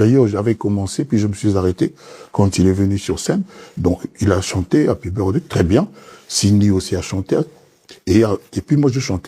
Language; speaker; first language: French; non-native, local second language; Lingala